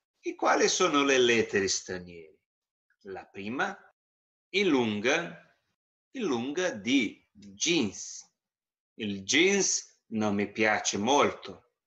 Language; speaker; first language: Italian; non-native, fluent; Portuguese